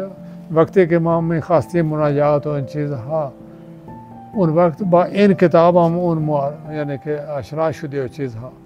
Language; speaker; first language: Persian; non-native, fluent; Urdu